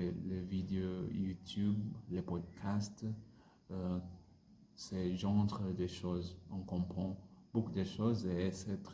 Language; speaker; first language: French; non-native, learner; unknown